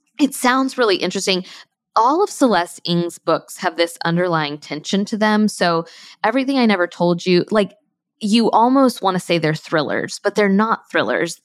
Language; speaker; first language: English; native; English